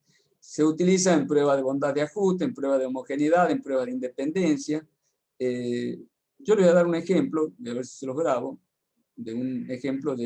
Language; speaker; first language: Spanish; native; Spanish